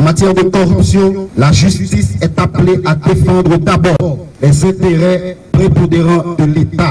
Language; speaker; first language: French; non-native, local second language; Haitian Creole